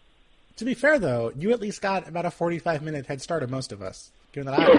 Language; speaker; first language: English; native; English